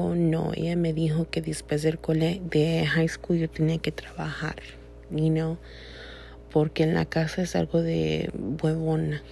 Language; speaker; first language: Spanish; early bilingual, heritage; Spanish